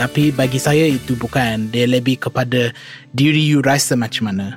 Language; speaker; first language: Malay; non-native, fluent; English